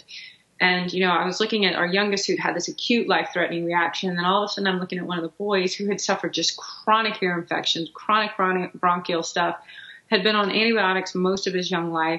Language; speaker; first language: English; native; English